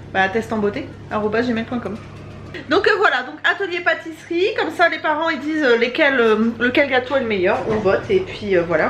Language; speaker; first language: French; native; French